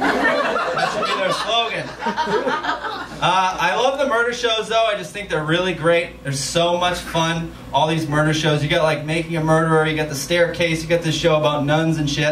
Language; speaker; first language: English; native; English